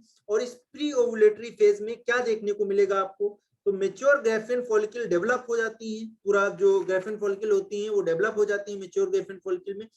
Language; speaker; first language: Hindi; native; Hindi